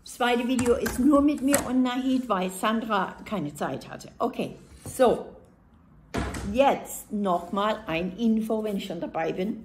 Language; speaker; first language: German; non-native, fluent; English